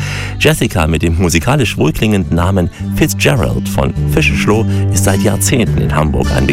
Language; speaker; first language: German; native; German